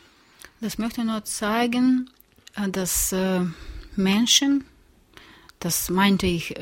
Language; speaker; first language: German; non-native, learner; Russian